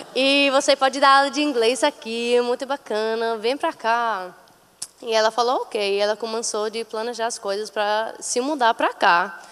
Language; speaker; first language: Portuguese; non-native, fluent; English